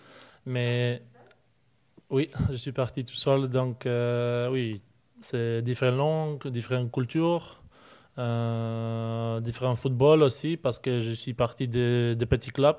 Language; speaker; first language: French; non-native, learner; Polish